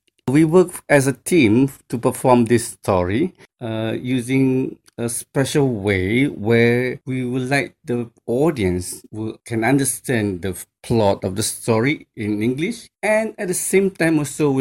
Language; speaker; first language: English; non-native, local second language; Chinese